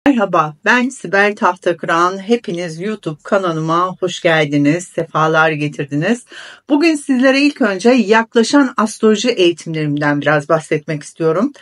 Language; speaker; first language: Turkish; native; Turkish